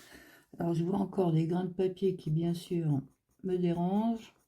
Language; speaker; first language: French; native; French